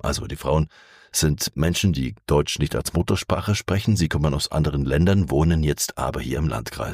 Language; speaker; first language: German; native; German